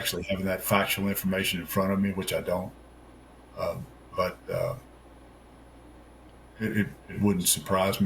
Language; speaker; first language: English; native; English